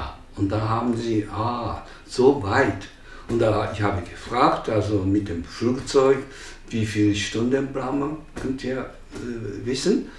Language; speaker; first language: German; non-native, fluent; Japanese